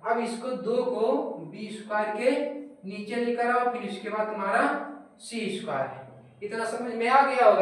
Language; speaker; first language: Hindi; native; Hindi